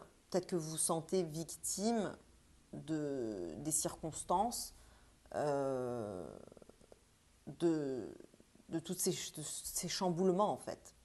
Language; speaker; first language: French; native; French